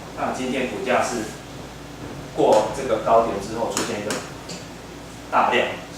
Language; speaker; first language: Chinese; native; Chinese